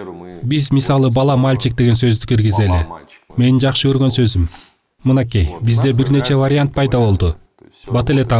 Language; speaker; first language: Kyrgyz; non-native, fluent; Russian